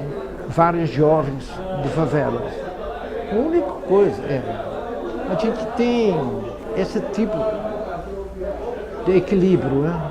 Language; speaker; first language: Portuguese; non-native, fluent; Dutch